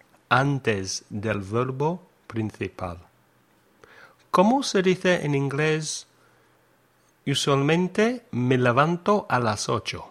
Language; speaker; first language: Spanish; non-native, fluent; English